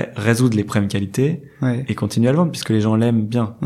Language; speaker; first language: French; native; French